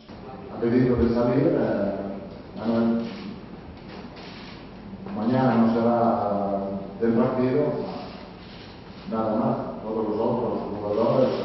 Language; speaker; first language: Spanish; non-native, fluent; Italian